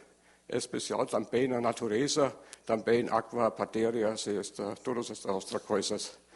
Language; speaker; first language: Portuguese; non-native, learner; German